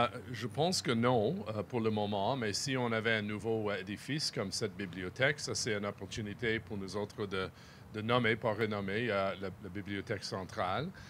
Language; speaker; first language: French; non-native, fluent; English